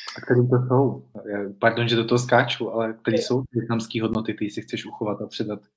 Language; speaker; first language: Czech; native; Czech